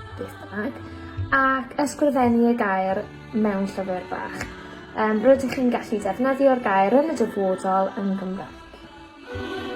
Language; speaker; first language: Welsh; non-native, local second language; English